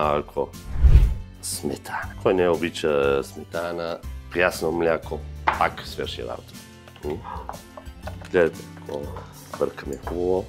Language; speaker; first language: Bulgarian; non-native, fluent; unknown